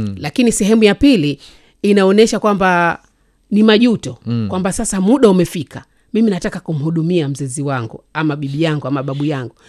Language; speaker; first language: Swahili; native; Swahili